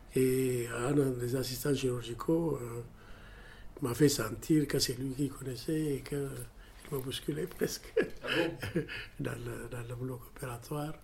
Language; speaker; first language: French; non-native, fluent; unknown